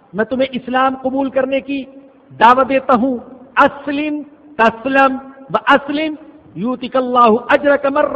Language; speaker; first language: Urdu; non-native, local second language; Punjabi